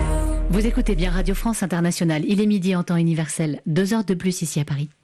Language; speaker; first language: French; native; French